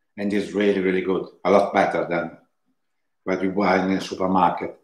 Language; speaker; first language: English; non-native, fluent; Italian